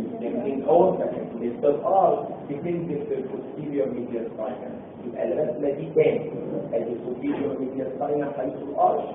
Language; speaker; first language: Arabic; native; Arabic